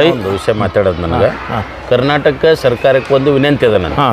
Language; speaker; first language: Kannada; native; Kannada